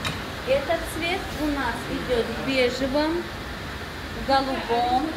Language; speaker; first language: Russian; non-native, local second language; Tajik